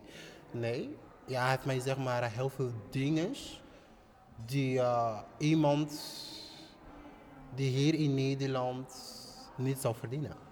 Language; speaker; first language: Dutch; non-native, fluent; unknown